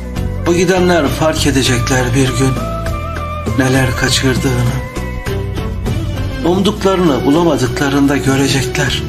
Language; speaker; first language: Turkish; native; Turkish